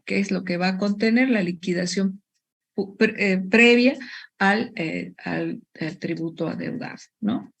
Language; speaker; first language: Spanish; native; Spanish